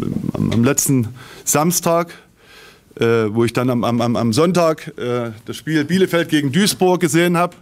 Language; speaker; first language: German; native; German